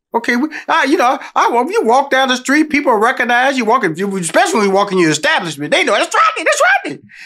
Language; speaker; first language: English; native; English